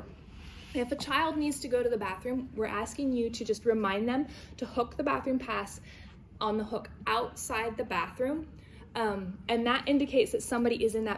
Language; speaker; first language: English; native; English